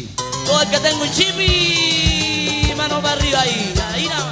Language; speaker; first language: Spanish; native; Spanish